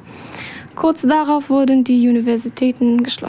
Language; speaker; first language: German; non-native, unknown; Persian